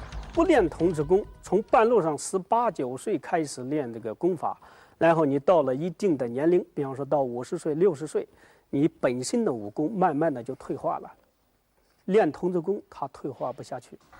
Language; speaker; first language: Chinese; native; Chinese